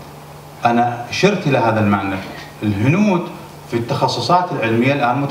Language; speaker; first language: Arabic; native; Arabic